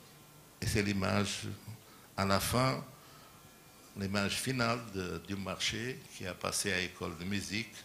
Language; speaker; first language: French; non-native, learner; Portuguese